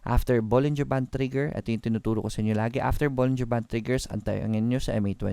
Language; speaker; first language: Filipino; native; Filipino